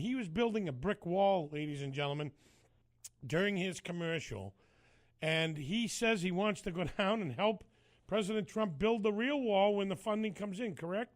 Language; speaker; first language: English; native; English